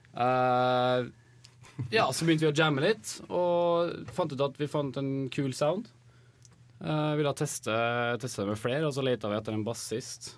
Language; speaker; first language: Norwegian; native; Norwegian